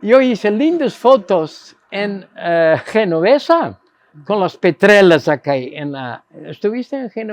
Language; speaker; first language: Spanish; non-native, fluent; Dutch